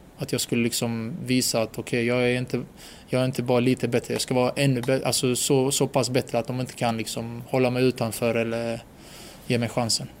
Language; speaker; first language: Swedish; early bilingual, other home language; Bosnian